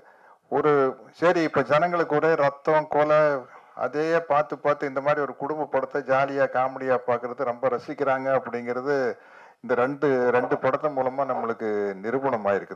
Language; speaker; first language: Tamil; native; Tamil